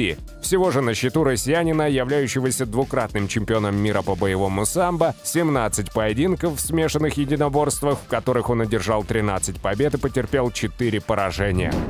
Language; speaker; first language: Russian; native; Russian